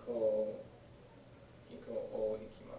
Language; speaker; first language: Japanese; non-native, learner; English